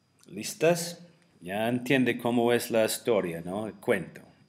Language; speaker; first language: Spanish; non-native, fluent; English